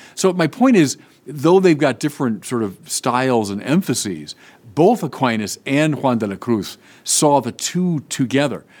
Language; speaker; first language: English; native; English